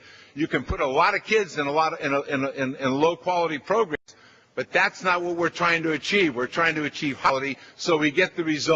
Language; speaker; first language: English; native; English